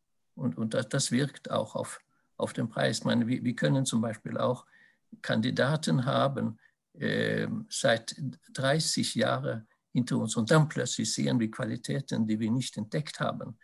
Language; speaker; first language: German; non-native, fluent; Swedish